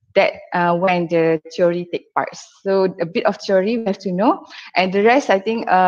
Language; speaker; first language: English; non-native, local second language; Malay